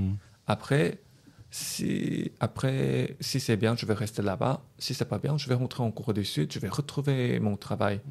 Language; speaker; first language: French; non-native, learner; Korean